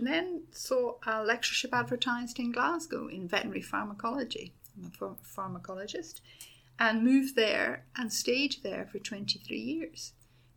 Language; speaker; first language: English; native; English